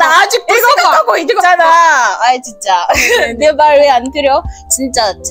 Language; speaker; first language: Korean; non-native, fluent; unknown